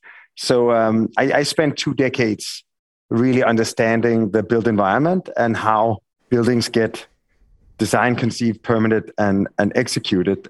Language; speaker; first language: English; non-native, fluent; Danish